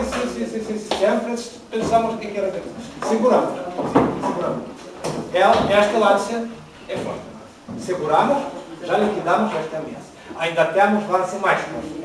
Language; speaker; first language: Portuguese; non-native, learner; Ukrainian